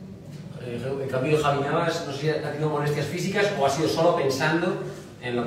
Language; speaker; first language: Spanish; native; Spanish